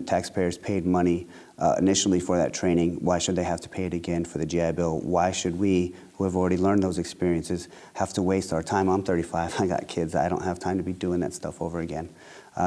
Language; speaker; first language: English; native; English